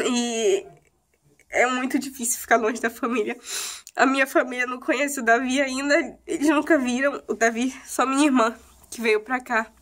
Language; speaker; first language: Portuguese; native; Portuguese